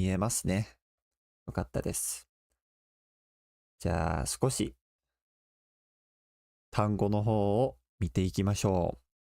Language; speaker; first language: Japanese; non-native, fluent; English